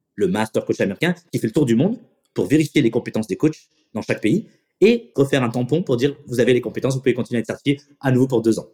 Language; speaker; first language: French; native; French